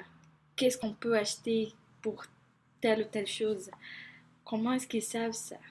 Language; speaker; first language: French; non-native, fluent; Portuguese